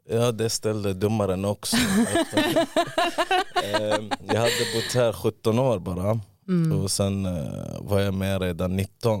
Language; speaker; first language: Swedish; early bilingual, other home language; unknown